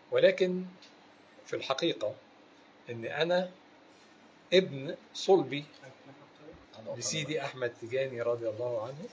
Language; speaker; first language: Arabic; native; Arabic